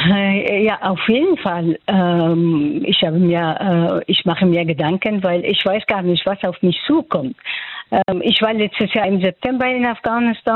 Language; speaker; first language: German; non-native, fluent; Persian